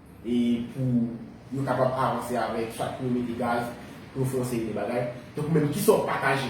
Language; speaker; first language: Haitian Creole; native; Haitian Creole